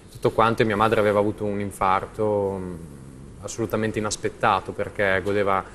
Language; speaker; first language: Italian; native; Italian